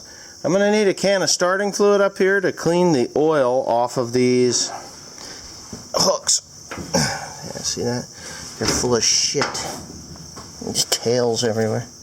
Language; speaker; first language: English; native; English